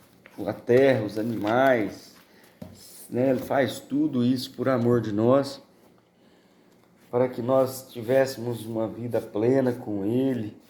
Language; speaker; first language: Portuguese; native; Portuguese